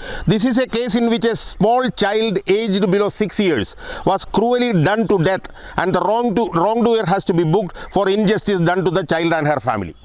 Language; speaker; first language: English; non-native, local second language; Malayalam